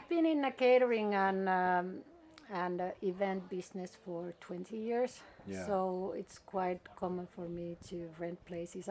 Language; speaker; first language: English; non-native, fluent; Finnish